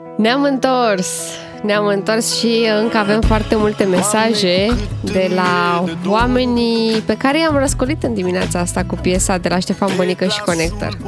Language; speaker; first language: Romanian; native; Romanian